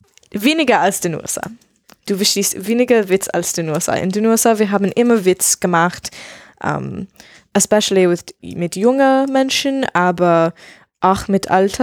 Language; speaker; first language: German; non-native, learner; English